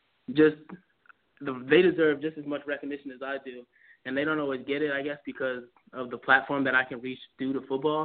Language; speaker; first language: English; native; English